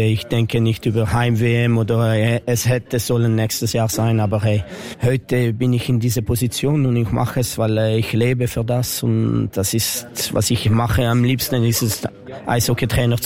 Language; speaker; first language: German; non-native, fluent; French